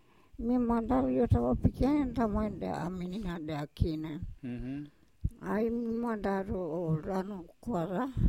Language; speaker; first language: Portuguese; non-native, local second language; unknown